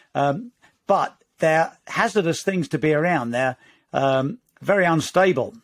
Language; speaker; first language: English; native; English